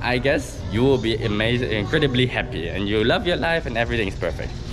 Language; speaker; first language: English; non-native, fluent; German